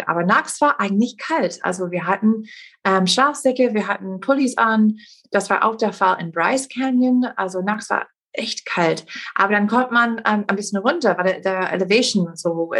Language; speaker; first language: German; non-native, fluent; English